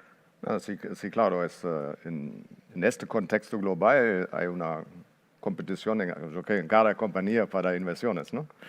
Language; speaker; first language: Spanish; non-native, fluent; Portuguese